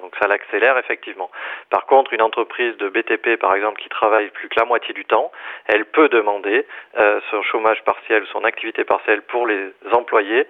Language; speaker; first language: French; native; French